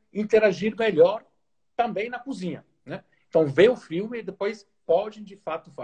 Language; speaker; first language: Portuguese; non-native, fluent; Italian